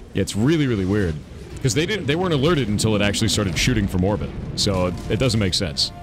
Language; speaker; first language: English; native; English